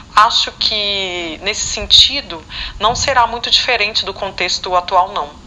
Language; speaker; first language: Portuguese; native; Portuguese